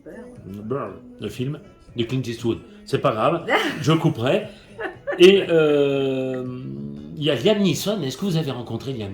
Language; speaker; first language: French; native; French